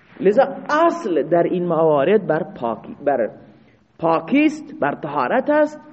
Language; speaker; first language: Persian; non-native, local second language; Baluchi